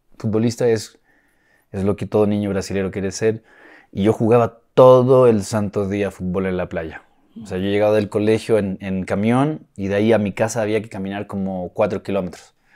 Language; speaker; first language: Spanish; native; Spanish